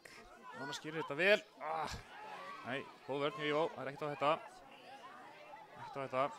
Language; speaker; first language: Icelandic; native; Icelandic